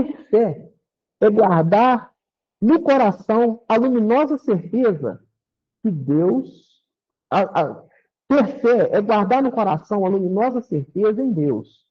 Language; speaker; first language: Portuguese; native; Portuguese